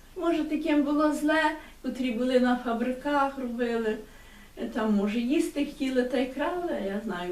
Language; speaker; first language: Ukrainian; native; Ukrainian